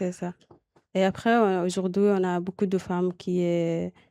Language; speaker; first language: French; non-native, learner; Arabic